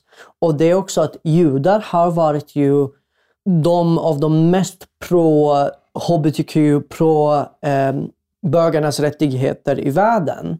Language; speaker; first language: Swedish; non-native, fluent; Arabic